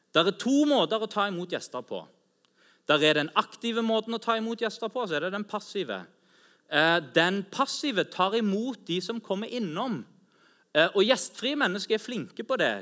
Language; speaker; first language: Norwegian; native; Norwegian